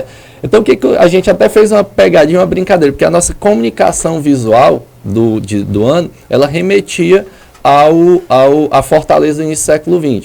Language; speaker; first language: Portuguese; native; Portuguese